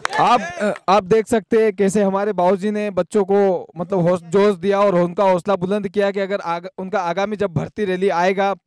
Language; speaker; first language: Hindi; native; Hindi